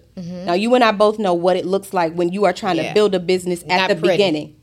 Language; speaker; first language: English; native; English